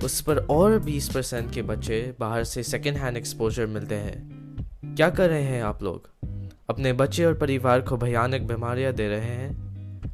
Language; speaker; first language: Hindi; non-native, learner; English